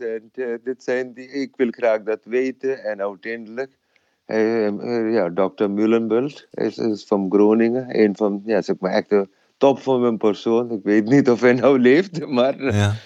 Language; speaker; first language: Dutch; non-native, fluent; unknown